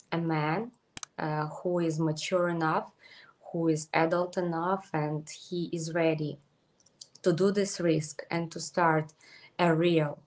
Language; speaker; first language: English; non-native, fluent; Ukrainian